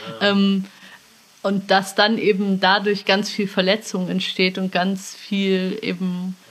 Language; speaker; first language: German; native; German